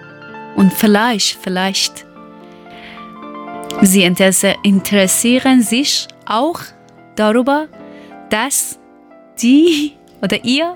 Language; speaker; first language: German; non-native, learner; Persian